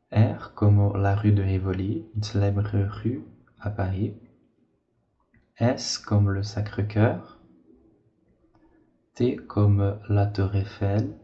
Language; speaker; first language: French; non-native, fluent; Portuguese